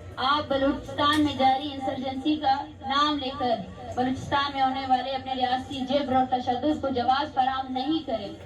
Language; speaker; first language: Urdu; non-native, local second language; Baluchi